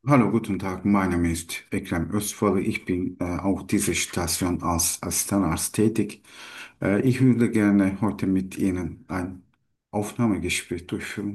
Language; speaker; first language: German; non-native, fluent; Turkish